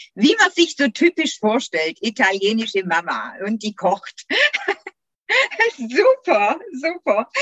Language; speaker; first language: German; native; German